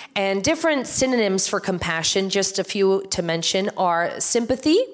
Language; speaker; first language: English; native; English